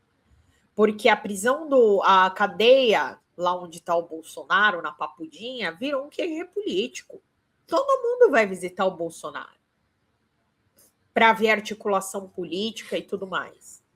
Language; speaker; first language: Portuguese; native; Portuguese